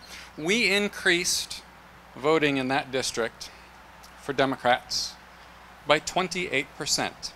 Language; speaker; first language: English; native; English